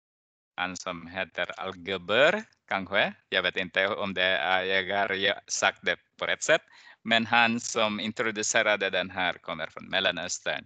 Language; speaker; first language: Swedish; non-native, fluent; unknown